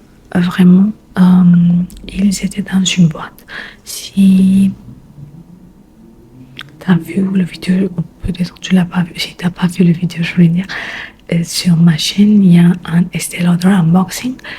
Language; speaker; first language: French; non-native, learner; Spanish